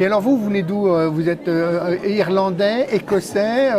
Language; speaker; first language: French; native; French